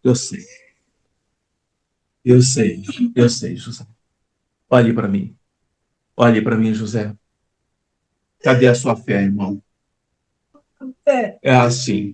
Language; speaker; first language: Portuguese; native; Portuguese